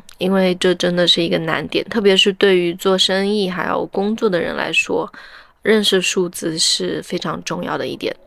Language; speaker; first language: Chinese; native; Chinese